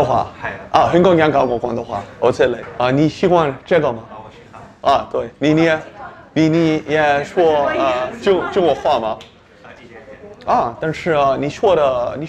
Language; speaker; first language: English; non-native, fluent; Dutch